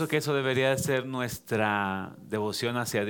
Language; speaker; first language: Spanish; native; Spanish